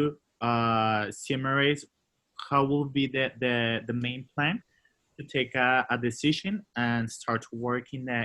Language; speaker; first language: English; non-native, learner; Spanish